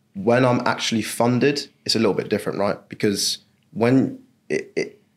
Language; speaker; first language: English; native; English